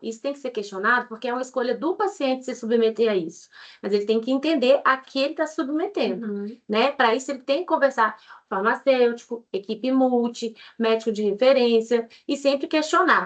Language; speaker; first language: Portuguese; native; Portuguese